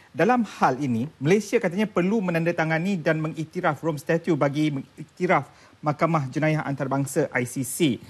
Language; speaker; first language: Malay; native; Malay